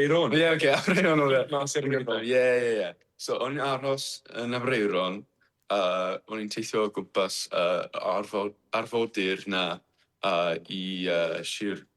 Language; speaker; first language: Welsh; non-native, learner; English